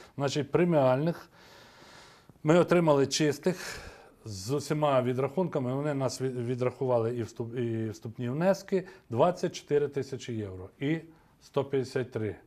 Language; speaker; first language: Ukrainian; native; Ukrainian